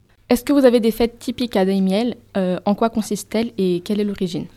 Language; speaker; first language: French; native; French